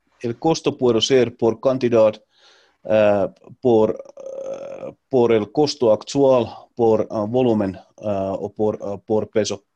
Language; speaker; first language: Spanish; non-native, learner; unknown